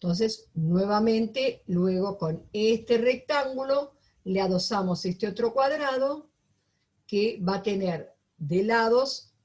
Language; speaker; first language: Spanish; native; Spanish